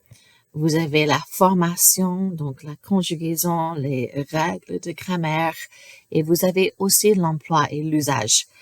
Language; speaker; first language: French; non-native, fluent; English